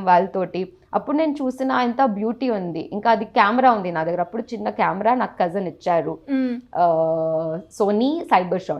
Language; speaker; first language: Telugu; non-native, local second language; Gujarati